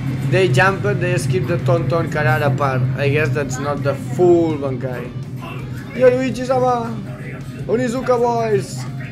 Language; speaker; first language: English; non-native, fluent; Spanish